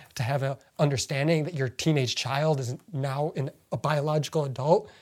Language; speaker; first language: English; early bilingual, other home language; Arabic